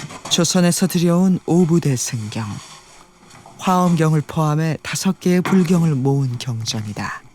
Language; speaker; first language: Korean; native; Korean